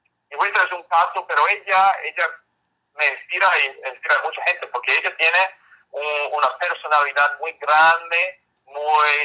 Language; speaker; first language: Spanish; non-native, fluent; English